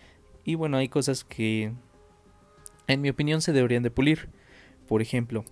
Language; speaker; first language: Spanish; native; Spanish